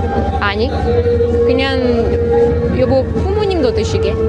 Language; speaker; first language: Korean; non-native, learner; Russian